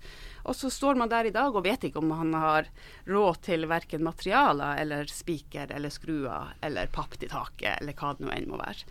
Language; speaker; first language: Norwegian; native; Norwegian